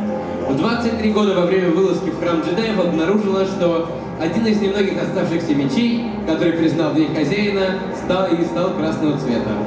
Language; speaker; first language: Russian; native; Russian